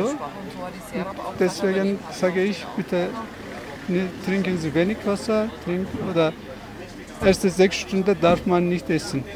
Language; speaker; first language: German; non-native, fluent; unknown